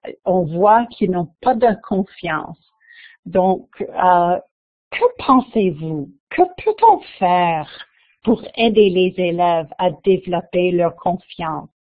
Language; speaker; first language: French; non-native, local second language; English